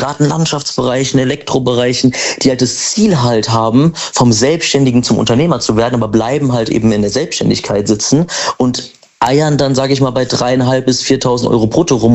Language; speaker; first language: German; native; German